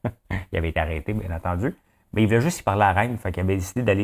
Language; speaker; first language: French; native; French